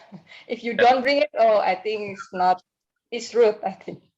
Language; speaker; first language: English; non-native, learner; Indonesian